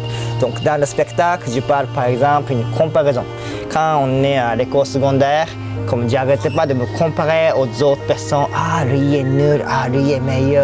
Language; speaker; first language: French; non-native, fluent; Japanese